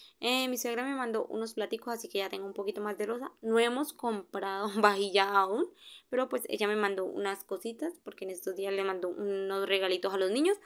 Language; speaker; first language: Spanish; native; Spanish